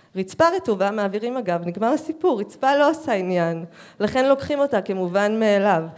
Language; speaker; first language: Hebrew; native; Hebrew